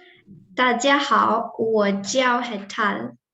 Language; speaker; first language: Chinese; non-native, learner; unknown